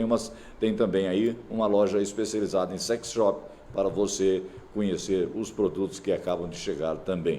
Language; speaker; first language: Portuguese; native; Portuguese